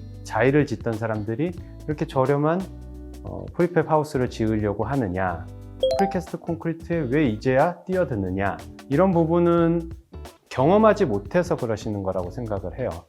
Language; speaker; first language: Korean; native; Korean